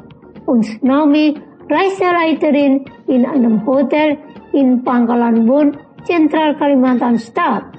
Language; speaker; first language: German; non-native, fluent; Indonesian